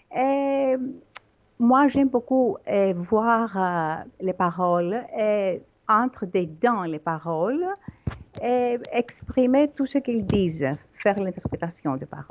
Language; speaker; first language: French; non-native, learner; Greek